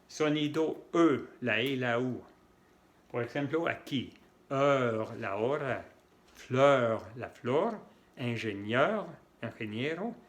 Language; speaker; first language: Spanish; non-native, fluent; French